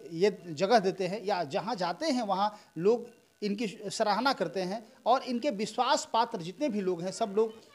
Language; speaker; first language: Hindi; native; Hindi